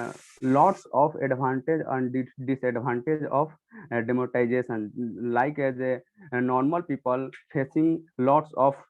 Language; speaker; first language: English; non-native, learner; Hindi